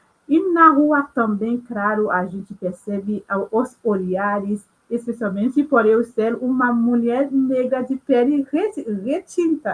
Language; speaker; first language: Portuguese; non-native, local second language; Haitian Creole